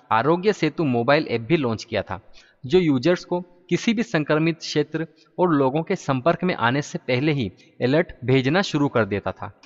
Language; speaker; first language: Hindi; native; Hindi